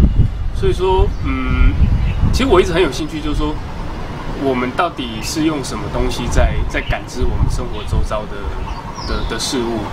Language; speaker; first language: Chinese; native; Chinese